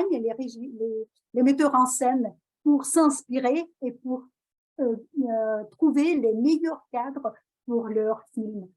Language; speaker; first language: French; non-native, fluent; Russian